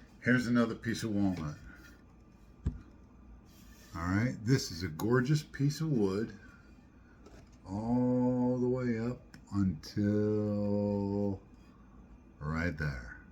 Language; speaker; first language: English; native; English